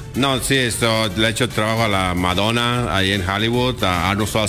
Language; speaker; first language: Spanish; native; Spanish